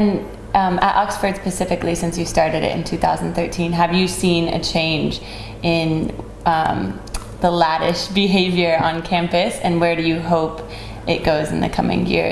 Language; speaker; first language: English; native; English